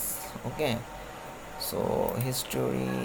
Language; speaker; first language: English; non-native, learner; Bangla